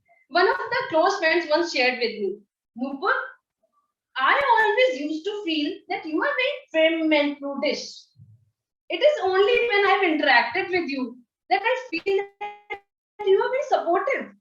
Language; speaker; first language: English; non-native, local second language; Hindi